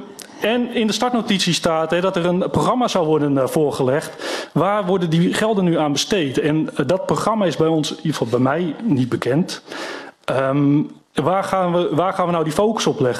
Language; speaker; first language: Dutch; native; Dutch